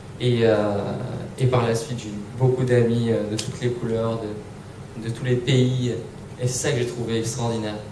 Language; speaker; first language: French; early bilingual, other home language; Persian